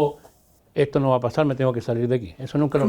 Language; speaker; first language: Spanish; native; Spanish